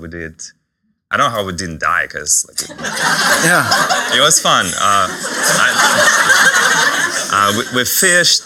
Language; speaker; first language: English; non-native, fluent; Russian